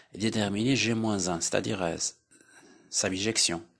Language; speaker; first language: French; non-native, local second language; Arabic